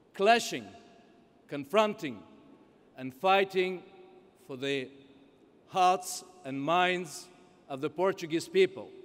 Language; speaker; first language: English; non-native, fluent; Bulgarian